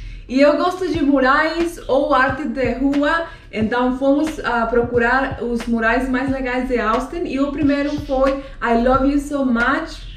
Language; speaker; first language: Portuguese; non-native, fluent; Spanish